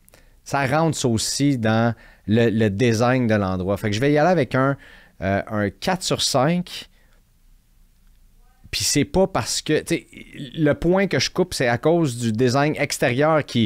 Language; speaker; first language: French; native; French